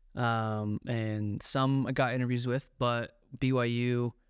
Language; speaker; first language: English; native; English